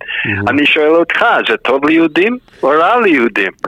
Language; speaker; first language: Hebrew; non-native, fluent; English